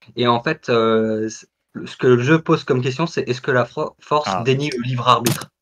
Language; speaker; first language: French; native; French